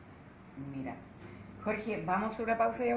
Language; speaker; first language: Spanish; native; Spanish